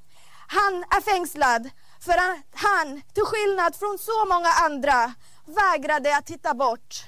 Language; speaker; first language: Swedish; non-native, fluent; Arabic